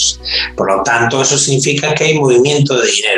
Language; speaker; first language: Spanish; native; Spanish